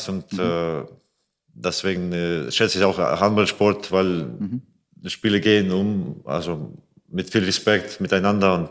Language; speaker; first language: German; non-native, fluent; Latvian